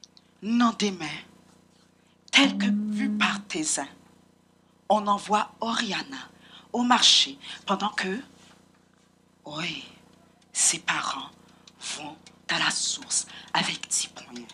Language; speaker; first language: French; non-native, local second language; Haitian Creole